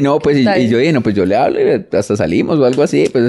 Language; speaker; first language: Spanish; native; Spanish